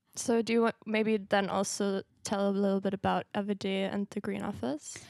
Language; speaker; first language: English; non-native, fluent; German